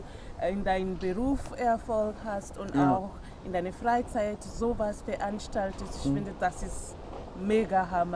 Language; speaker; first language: German; non-native, fluent; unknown